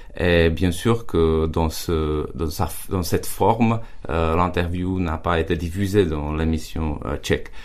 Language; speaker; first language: French; non-native, fluent; Czech